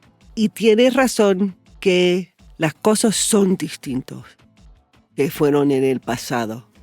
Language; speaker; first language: Spanish; non-native, fluent; English